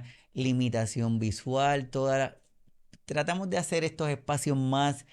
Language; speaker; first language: Spanish; native; Spanish